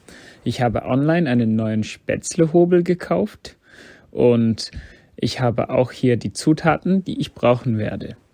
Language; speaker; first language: German; non-native, fluent; English